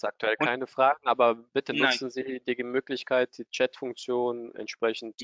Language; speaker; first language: German; native; German